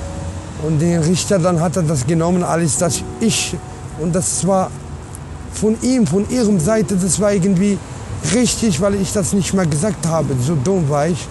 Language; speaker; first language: German; non-native, learner; Arabic